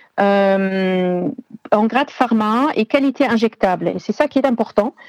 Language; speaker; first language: French; non-native, fluent; German